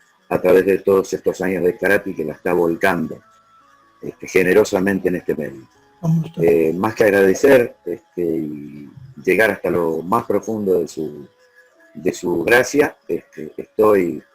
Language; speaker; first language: Spanish; native; Spanish